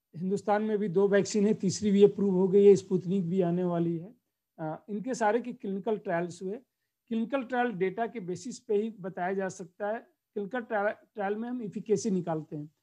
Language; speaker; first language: Hindi; native; Hindi